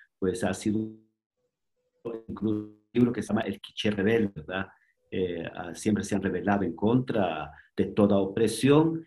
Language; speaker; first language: Spanish; non-native, local second language; Kʼicheʼ